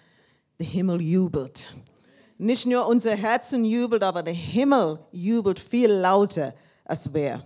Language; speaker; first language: German; non-native, learner; English